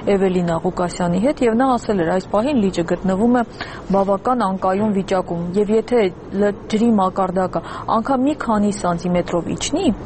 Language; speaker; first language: Armenian; native; Armenian